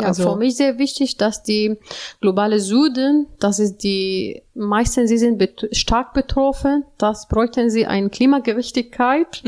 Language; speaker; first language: German; non-native, learner; Arabic